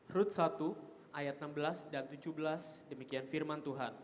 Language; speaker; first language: Indonesian; native; Indonesian